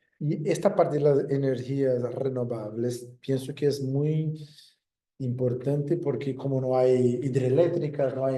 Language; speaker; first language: Spanish; non-native, fluent; Portuguese